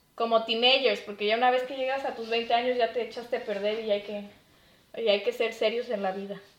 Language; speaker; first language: Spanish; native; Spanish